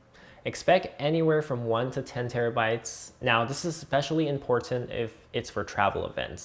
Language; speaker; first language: English; native; English